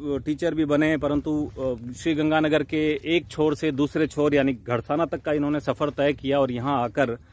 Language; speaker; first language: Hindi; native; Hindi